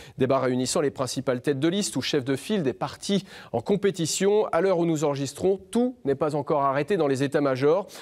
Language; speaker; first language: French; native; French